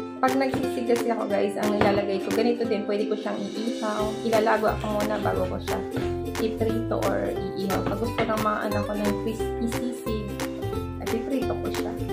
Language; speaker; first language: Filipino; non-native, local second language; Cebuano